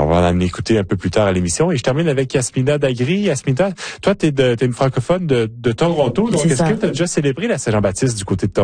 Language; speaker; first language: French; native; French